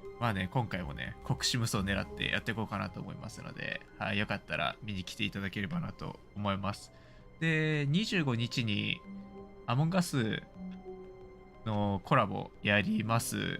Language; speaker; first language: Japanese; native; Japanese